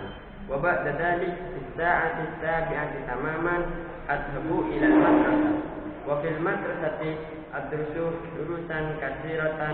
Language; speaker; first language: Arabic; non-native, learner; Indonesian